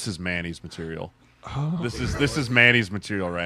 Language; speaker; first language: English; native; English